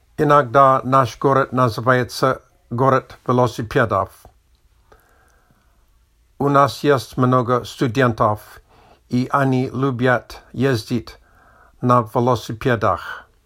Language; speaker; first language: Russian; non-native, learner; English